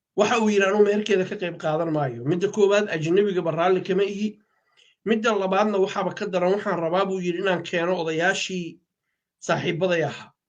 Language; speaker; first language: Somali; native; Somali